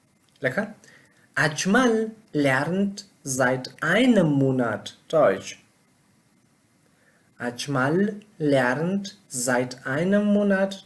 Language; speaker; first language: German; non-native, learner; Pashto